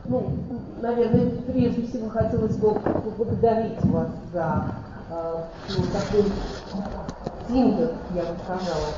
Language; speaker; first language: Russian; non-native, local second language; Ukrainian